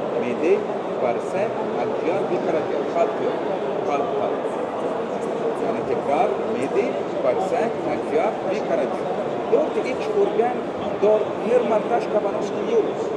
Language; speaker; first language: Turkish; non-native, learner; Arabic